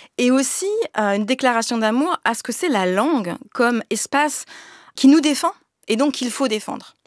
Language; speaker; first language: French; native; French